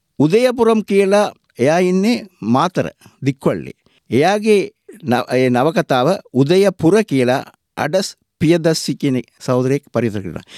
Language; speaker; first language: Sinhala; non-native, local second language; Tamil